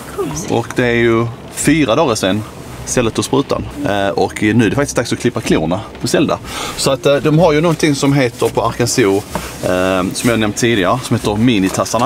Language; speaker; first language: Swedish; native; Swedish